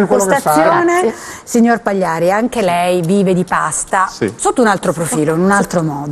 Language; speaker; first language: Italian; native; Italian